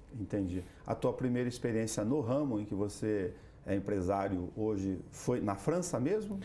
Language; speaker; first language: Portuguese; native; Portuguese